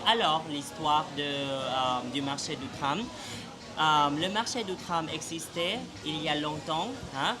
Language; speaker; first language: French; non-native, fluent; Thai